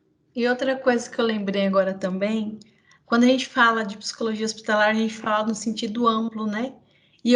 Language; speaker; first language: Portuguese; native; Portuguese